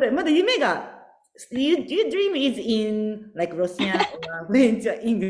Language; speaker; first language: English; non-native, learner; Japanese